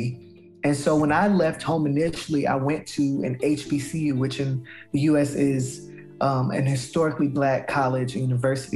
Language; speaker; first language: English; native; English